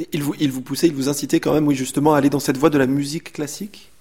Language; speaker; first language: French; native; French